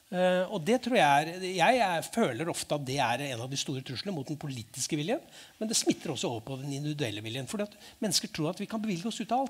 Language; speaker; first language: Norwegian; native; Norwegian